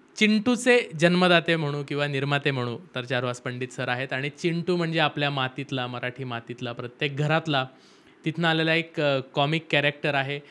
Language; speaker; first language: Marathi; native; Marathi